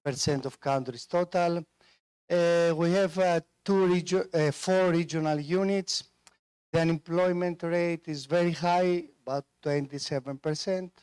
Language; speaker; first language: English; non-native, fluent; Greek